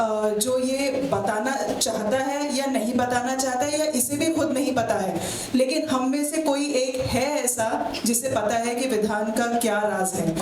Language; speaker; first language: Hindi; native; Hindi